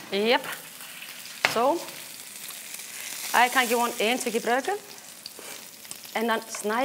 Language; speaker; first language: Dutch; non-native, fluent; Icelandic